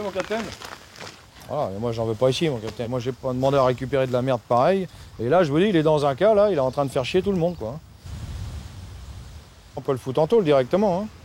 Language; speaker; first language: French; native; French